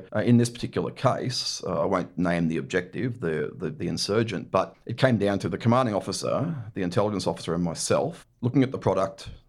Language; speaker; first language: English; native; English